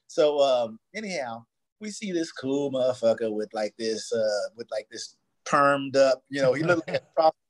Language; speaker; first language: English; native; English